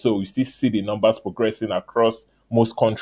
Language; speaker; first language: English; non-native, local second language; Yoruba